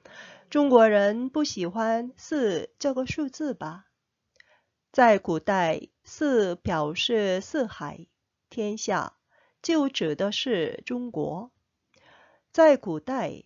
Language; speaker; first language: Chinese; non-native, fluent; Korean